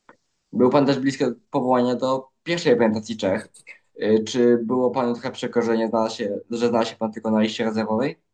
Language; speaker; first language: Polish; native; Polish